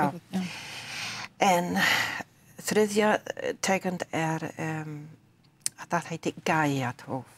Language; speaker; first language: Icelandic; non-native, learner; English